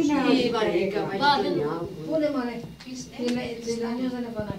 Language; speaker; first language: Greek; native; Greek